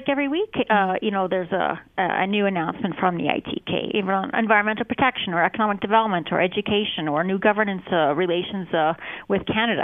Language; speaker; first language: English; native; English